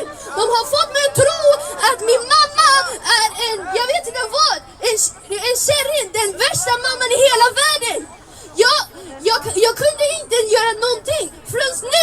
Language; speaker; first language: Swedish; early bilingual, other home language; Somali